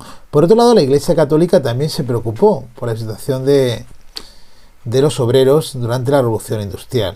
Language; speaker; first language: Spanish; native; Spanish